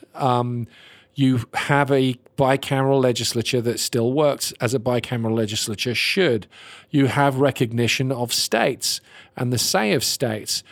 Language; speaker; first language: English; native; English